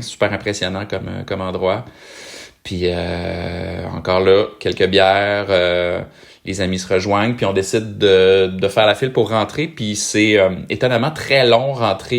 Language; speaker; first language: French; native; French